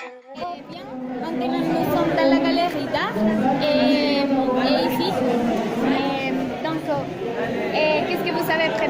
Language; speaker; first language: French; non-native, learner; Spanish